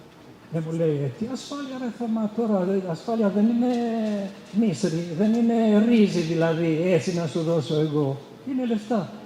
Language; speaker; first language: Greek; non-native, fluent; Albanian